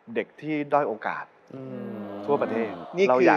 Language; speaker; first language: Thai; native; Thai